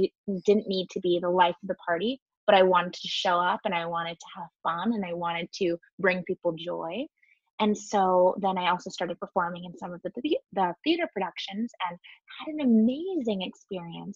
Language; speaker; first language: English; native; English